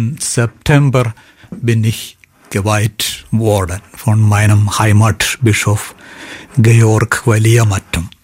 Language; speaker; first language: German; non-native, fluent; Malayalam